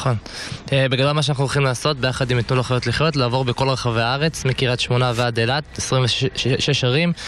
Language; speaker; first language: Hebrew; native; Hebrew